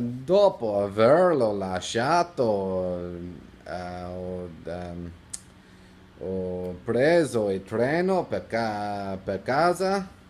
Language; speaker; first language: Italian; non-native, learner; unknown